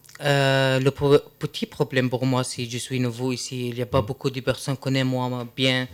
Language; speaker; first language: French; non-native, learner; Arabic